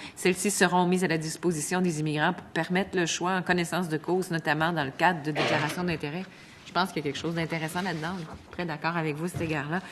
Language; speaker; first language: French; native; French